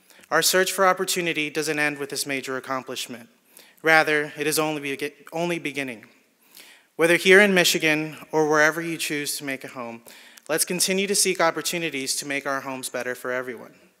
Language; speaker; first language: English; early bilingual, other home language; Spanish